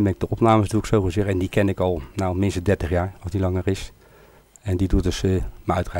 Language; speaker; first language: Dutch; native; Dutch